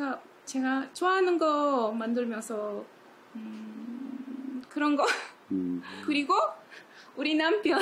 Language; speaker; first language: Korean; non-native, learner; Spanish